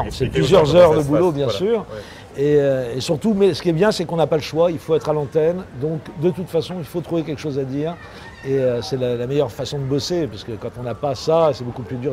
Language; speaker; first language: French; native; French